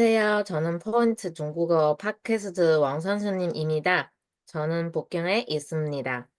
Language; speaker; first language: Korean; non-native, fluent; Chinese